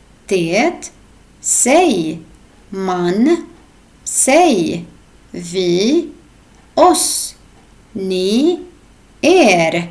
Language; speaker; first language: Swedish; non-native, fluent; Arabic